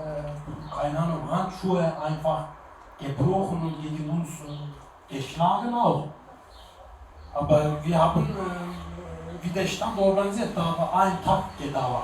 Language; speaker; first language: German; non-native, learner; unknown